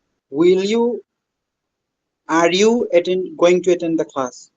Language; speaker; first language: English; non-native, local second language; Bangla